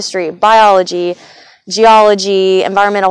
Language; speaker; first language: English; native; English